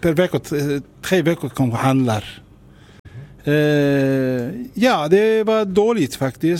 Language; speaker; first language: Swedish; non-native, learner; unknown